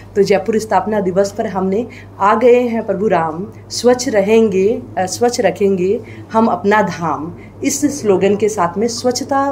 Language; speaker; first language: Hindi; native; Hindi